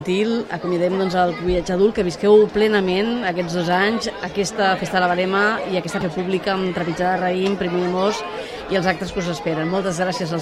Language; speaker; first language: Catalan; native; Catalan